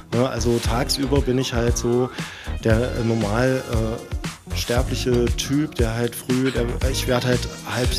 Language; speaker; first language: German; native; German